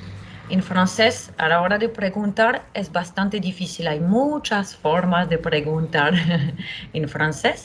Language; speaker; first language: Spanish; non-native, fluent; French